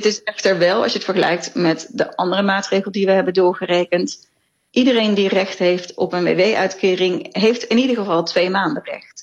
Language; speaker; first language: Dutch; native; Dutch